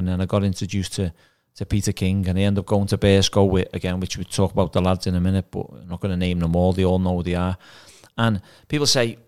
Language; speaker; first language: English; native; English